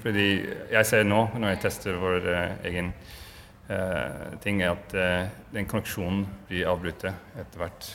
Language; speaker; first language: Norwegian; non-native, fluent; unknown